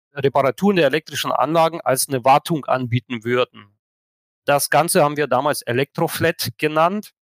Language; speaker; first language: German; non-native, fluent; Russian